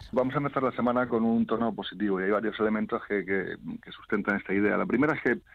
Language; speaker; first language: Spanish; non-native, fluent; Arabic